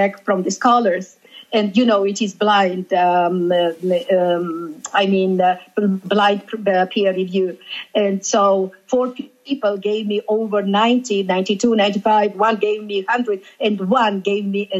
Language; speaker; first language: English; non-native, fluent; Georgian